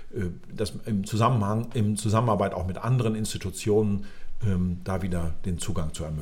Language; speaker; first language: German; native; German